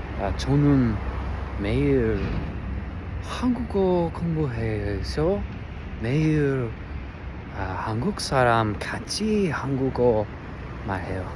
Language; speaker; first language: Korean; non-native, learner; English